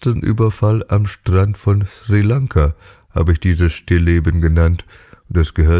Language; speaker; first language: German; native; German